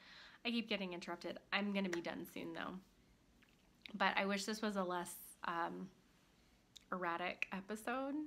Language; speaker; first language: English; native; English